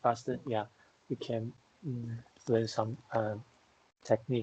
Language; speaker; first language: English; non-native, fluent; Chinese